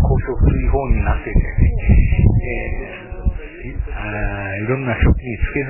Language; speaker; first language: Japanese; native; Japanese